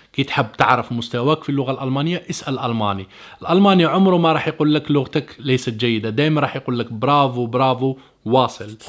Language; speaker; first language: Arabic; native; Arabic